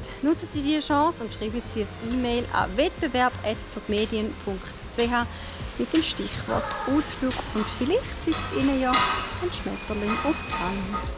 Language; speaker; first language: German; native; German